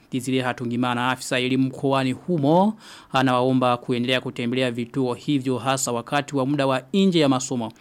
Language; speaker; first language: Swahili; non-native, local second language; Rundi